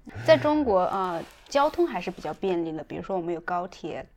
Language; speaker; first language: Chinese; native; Chinese